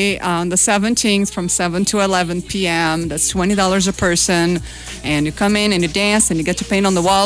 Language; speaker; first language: English; non-native, fluent; Portuguese